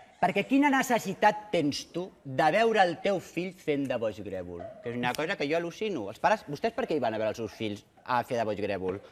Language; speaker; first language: Catalan; native; Catalan